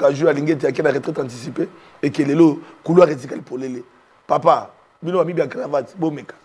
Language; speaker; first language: French; non-native, local second language; Lingala